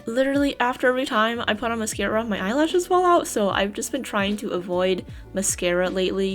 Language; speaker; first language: English; native; English